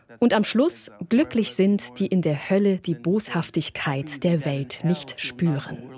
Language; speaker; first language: German; native; German